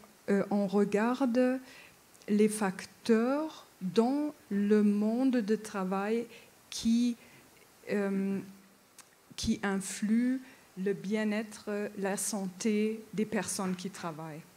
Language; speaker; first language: French; non-native, fluent; German